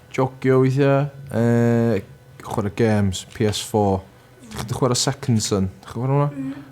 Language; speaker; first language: Welsh; native; Welsh